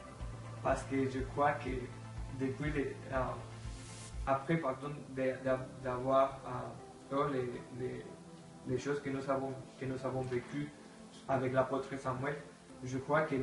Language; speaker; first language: French; non-native, learner; Spanish